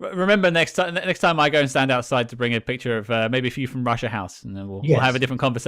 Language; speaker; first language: English; native; English